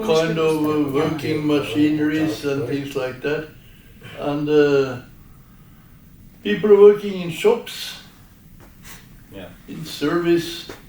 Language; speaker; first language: English; non-native, fluent; Norwegian